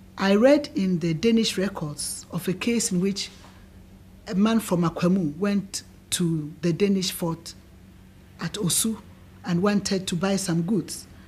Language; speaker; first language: English; non-native, local second language; Akan